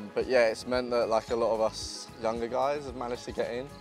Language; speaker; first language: English; native; English